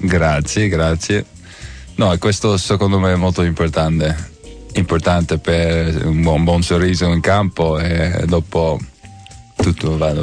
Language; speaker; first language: Italian; non-native, learner; Dutch